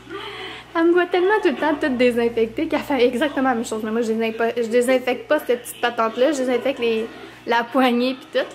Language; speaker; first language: French; native; French